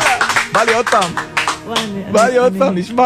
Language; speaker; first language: Hebrew; native; Hebrew